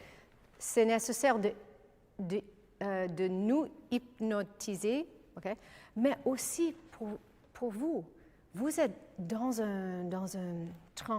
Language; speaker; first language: French; non-native, fluent; English